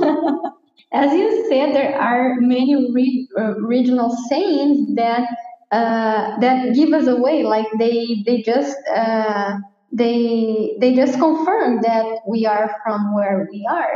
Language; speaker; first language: English; non-native, fluent; Portuguese